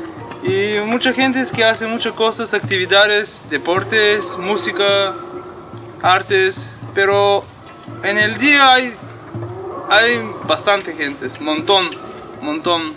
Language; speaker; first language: Spanish; non-native, learner; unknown